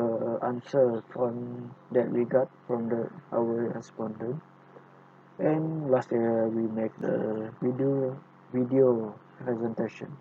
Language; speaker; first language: English; non-native, local second language; Malay